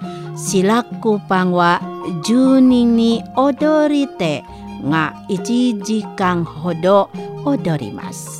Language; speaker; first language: Japanese; non-native, fluent; Indonesian